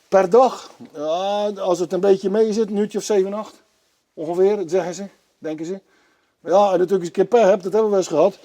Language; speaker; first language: Dutch; native; Dutch